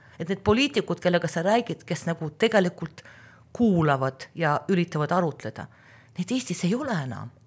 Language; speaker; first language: Estonian; non-native, local second language; Russian